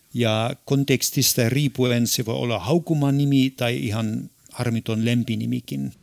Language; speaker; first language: Finnish; non-native, fluent; German